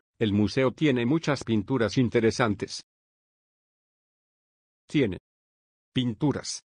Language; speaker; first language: Spanish; non-native, learner; Swedish